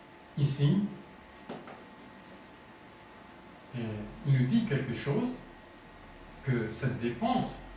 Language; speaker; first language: French; non-native, fluent; Arabic